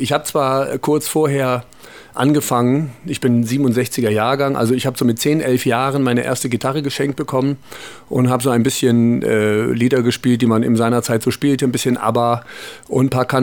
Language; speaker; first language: German; native; German